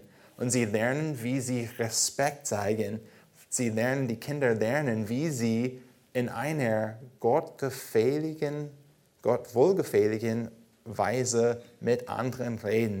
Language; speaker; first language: German; non-native, fluent; English